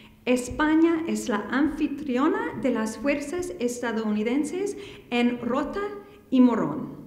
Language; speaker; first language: Spanish; non-native, fluent; English